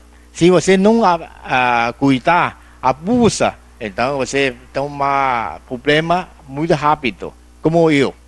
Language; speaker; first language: Portuguese; non-native, learner; Chinese